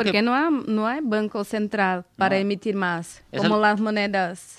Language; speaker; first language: Spanish; non-native, fluent; Portuguese